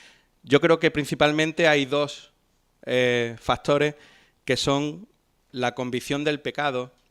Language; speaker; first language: Spanish; native; Spanish